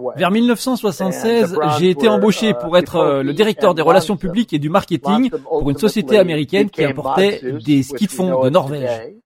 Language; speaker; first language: French; non-native, fluent; English